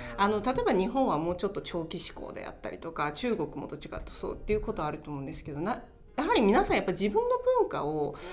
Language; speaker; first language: Japanese; non-native, fluent; Chinese